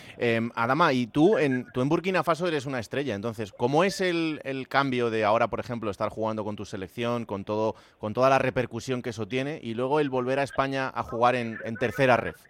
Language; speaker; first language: Spanish; native; Spanish